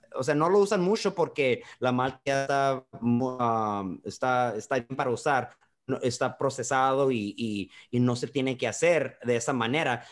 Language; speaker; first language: Spanish; early bilingual, heritage; Spanish